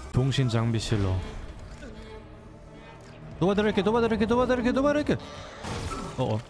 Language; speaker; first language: Korean; non-native, fluent; German